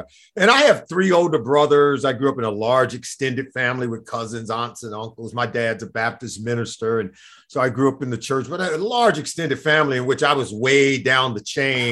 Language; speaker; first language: English; native; English